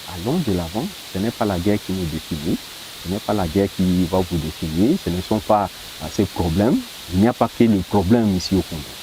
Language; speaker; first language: French; non-native, local second language; Swahili